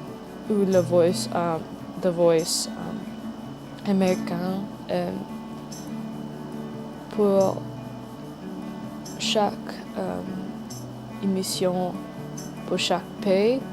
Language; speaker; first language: French; non-native, learner; English